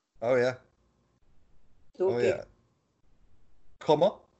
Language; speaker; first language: Spanish; non-native, learner; English